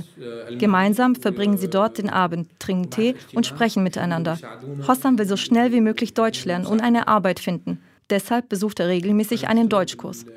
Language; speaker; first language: German; native; German